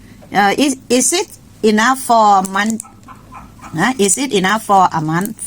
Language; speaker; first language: English; non-native, learner; Thai